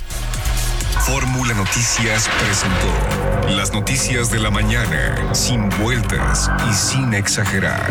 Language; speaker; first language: Spanish; native; Spanish